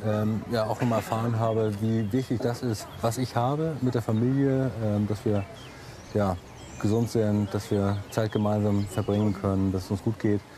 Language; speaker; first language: German; native; German